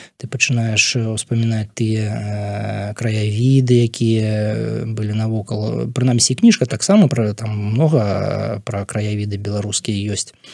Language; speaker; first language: Belarusian; non-native, local second language; Russian